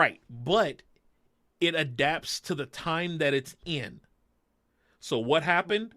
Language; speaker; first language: English; native; English